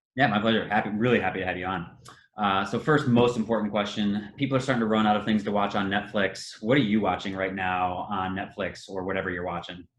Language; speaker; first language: English; native; English